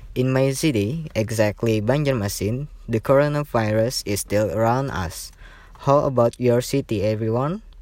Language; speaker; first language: English; non-native, learner; Indonesian